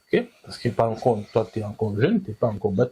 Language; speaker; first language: French; non-native, fluent; Kinyarwanda